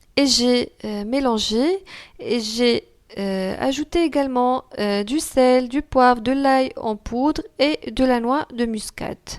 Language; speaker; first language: French; non-native, local second language; Arabic